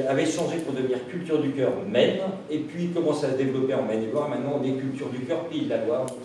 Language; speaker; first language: French; native; French